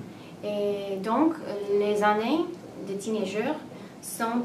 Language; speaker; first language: French; non-native, learner; English